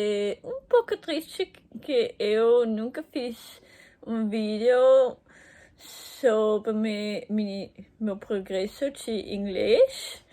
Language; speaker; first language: Portuguese; non-native, learner; German